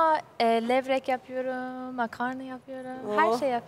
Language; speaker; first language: Turkish; non-native, learner; English